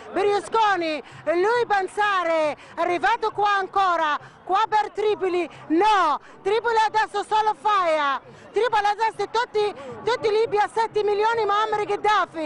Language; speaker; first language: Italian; non-native, learner; Arabic